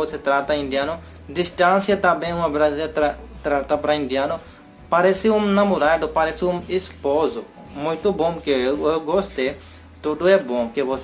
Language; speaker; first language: Portuguese; non-native, learner; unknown